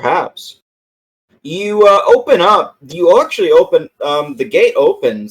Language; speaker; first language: English; native; English